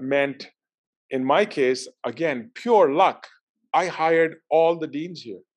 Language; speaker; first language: English; non-native, local second language; Urdu